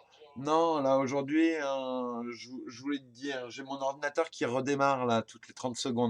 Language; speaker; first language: French; native; French